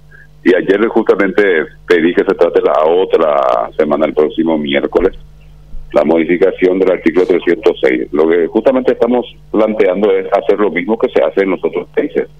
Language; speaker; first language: Spanish; native; Spanish